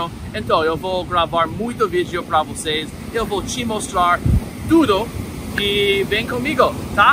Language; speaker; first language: Portuguese; non-native, fluent; English